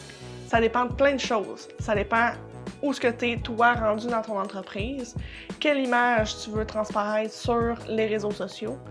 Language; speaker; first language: French; native; French